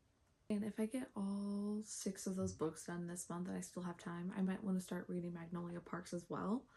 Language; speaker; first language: English; native; English